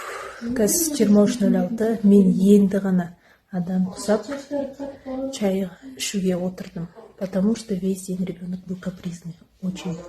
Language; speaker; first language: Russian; non-native, local second language; Kazakh